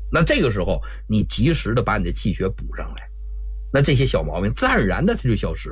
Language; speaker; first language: Chinese; native; Chinese